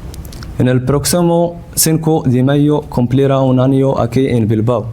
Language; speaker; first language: Spanish; non-native, learner; Central Atlas Tamazight